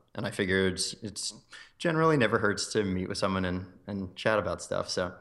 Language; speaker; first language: English; native; English